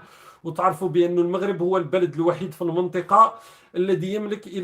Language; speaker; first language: Arabic; native; Arabic